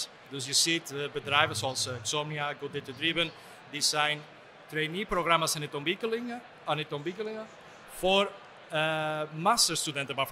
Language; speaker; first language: Dutch; non-native, fluent; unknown